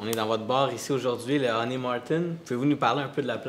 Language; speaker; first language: French; native; French